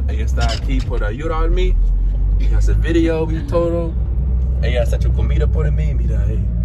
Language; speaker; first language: Spanish; non-native, learner; English